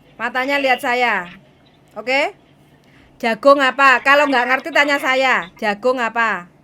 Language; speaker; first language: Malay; non-native, local second language; Javanese